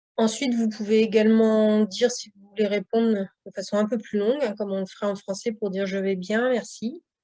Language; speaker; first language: French; native; French